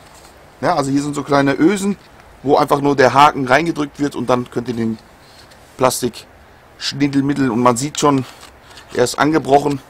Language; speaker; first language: German; native; German